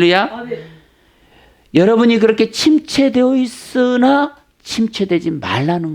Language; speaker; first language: Korean; native; Korean